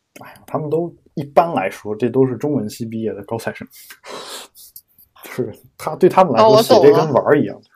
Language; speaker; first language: Chinese; native; Chinese